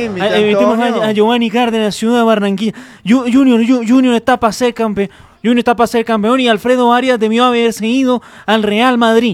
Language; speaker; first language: Spanish; native; Spanish